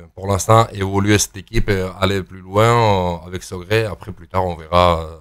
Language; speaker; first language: French; non-native, fluent; Georgian